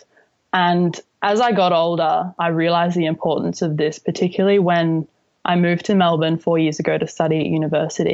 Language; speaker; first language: English; native; English